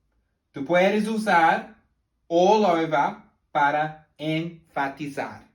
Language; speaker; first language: Spanish; non-native, learner; English